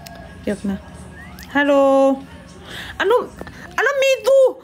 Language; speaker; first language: Filipino; non-native, learner; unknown